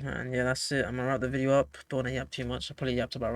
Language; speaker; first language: English; native; English